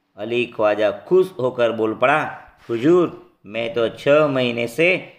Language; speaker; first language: Hindi; non-native, local second language; Gujarati